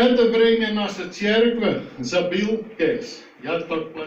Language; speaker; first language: Russian; non-native, learner; Dutch